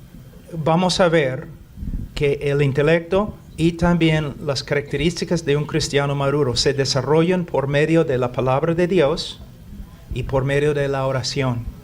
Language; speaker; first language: Spanish; non-native, fluent; English